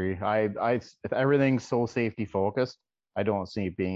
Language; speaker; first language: English; native; English